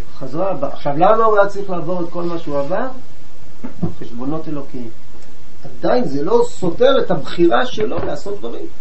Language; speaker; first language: Hebrew; native; Hebrew